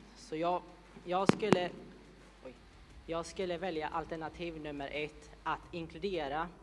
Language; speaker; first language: Swedish; early bilingual, other home language; Thai